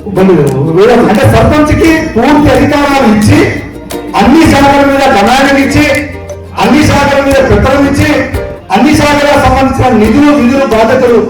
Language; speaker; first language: Telugu; non-native, local second language; Lambadi